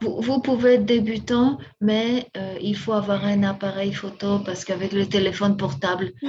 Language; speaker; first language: French; non-native, fluent; Spanish